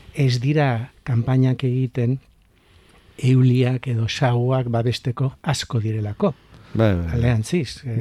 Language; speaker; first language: Basque; non-native, local second language; Spanish